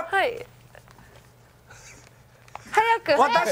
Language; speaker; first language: Japanese; non-native, learner; Chinese